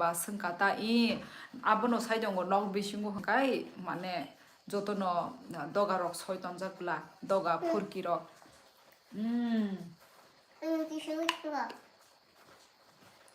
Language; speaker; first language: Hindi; non-native, local second language; Kok Borok